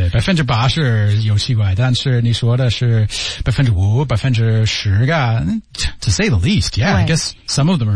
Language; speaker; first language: Chinese; non-native, learner; English